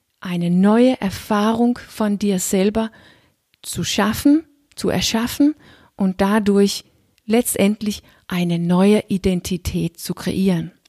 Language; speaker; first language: German; non-native, fluent; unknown